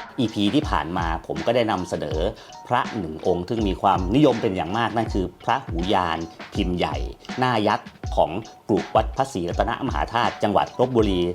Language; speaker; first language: Thai; native; Thai